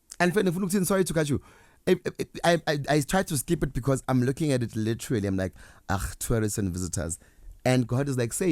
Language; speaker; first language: English; non-native, local second language; Zulu